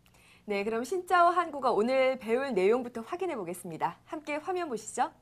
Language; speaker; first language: Korean; native; Korean